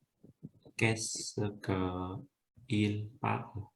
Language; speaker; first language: French; non-native, learner; Vietnamese